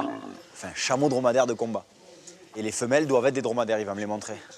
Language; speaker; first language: French; native; French